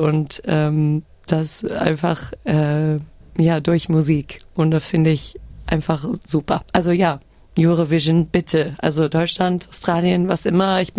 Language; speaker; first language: German; early bilingual, heritage; German